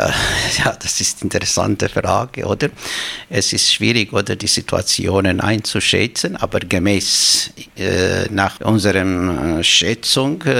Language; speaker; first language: German; non-native, fluent; Albanian